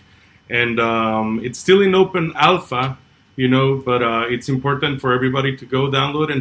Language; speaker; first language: English; non-native, fluent; Spanish